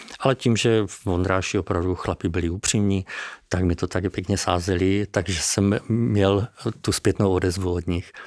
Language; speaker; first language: Czech; native; Czech